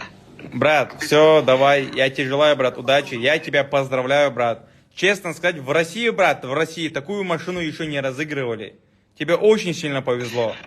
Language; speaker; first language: Russian; native; Russian